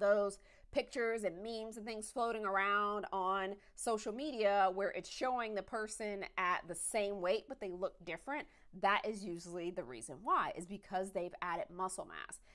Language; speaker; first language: English; native; English